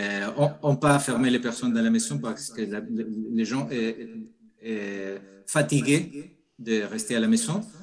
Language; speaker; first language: French; non-native, fluent; Spanish